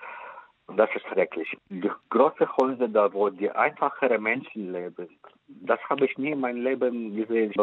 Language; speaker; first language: German; non-native, fluent; Ukrainian